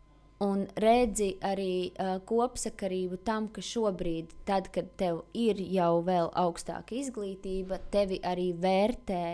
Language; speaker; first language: Latvian; native; Latvian